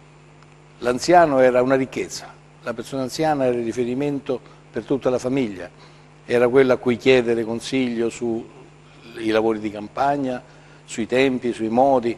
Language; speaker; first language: Italian; native; Italian